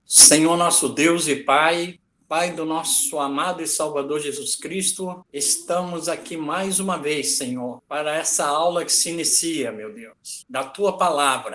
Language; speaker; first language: Portuguese; native; Portuguese